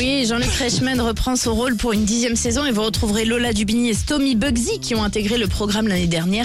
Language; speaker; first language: French; native; French